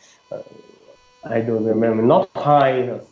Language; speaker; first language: English; non-native, learner; Vietnamese